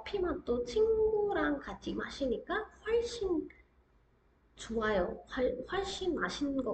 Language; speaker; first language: Korean; non-native, fluent; Hindi